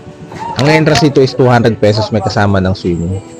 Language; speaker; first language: Filipino; native; Filipino